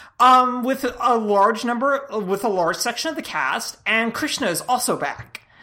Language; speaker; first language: English; native; English